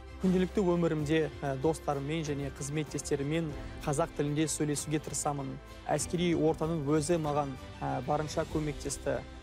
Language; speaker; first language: Kazakh; non-native, local second language; Russian